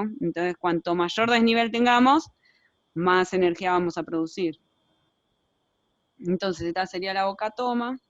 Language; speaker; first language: Spanish; native; Spanish